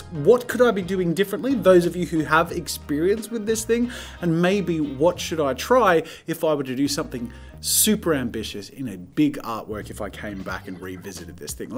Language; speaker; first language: English; native; English